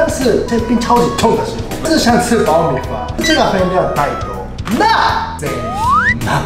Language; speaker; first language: Chinese; non-native, learner; Japanese